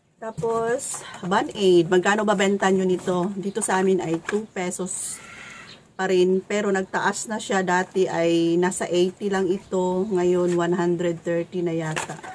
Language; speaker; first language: Filipino; native; Filipino